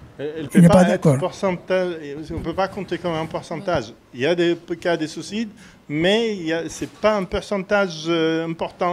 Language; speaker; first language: French; non-native, fluent; Arabic